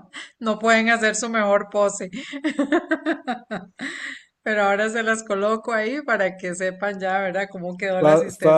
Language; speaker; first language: Spanish; native; Spanish